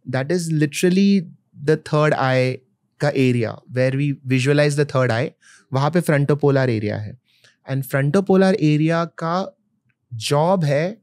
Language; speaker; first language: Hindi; non-native, local second language; Malayalam